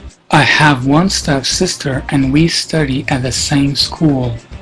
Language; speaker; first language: English; non-native, fluent; Portuguese